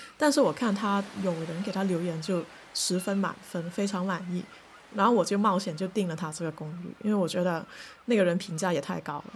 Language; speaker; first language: Chinese; non-native, local second language; Cantonese